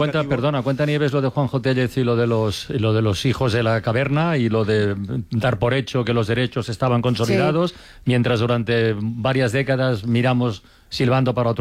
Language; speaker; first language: Spanish; native; Spanish